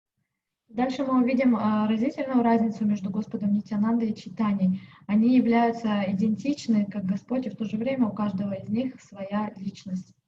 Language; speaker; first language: Russian; native; Russian